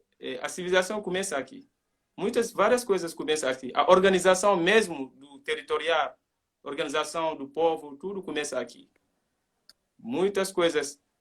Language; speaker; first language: Portuguese; non-native, learner; Mandingo